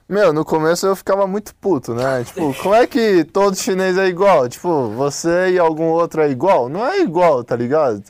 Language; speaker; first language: Portuguese; non-native, fluent; Chinese